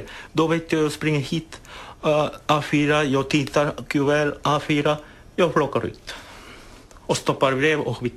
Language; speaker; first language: Swedish; non-native, fluent; Spanish